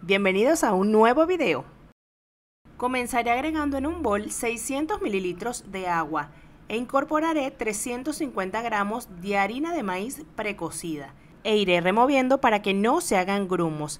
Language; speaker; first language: Spanish; native; Spanish